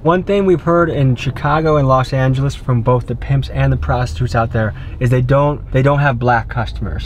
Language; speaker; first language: English; native; English